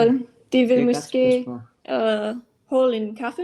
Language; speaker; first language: Danish; non-native, learner; English